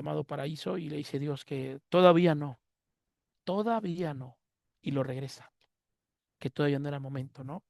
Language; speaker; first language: Spanish; native; Spanish